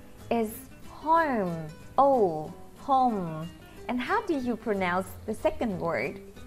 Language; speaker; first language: English; non-native, fluent; Vietnamese